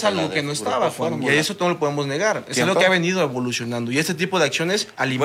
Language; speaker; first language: Spanish; native; Spanish